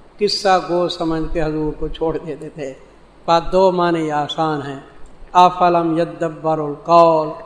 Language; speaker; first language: Urdu; non-native, local second language; Saraiki